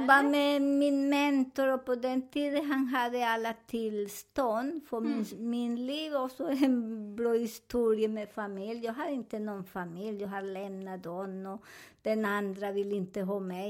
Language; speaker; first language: Swedish; non-native, learner; Spanish